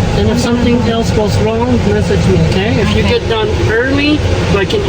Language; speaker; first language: English; early bilingual, other home language; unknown